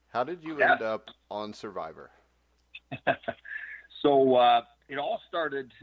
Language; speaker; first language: English; native; English